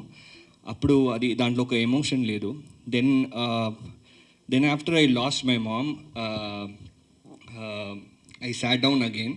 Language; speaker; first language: Telugu; early bilingual, heritage; Telugu